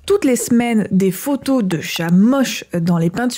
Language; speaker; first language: French; native; French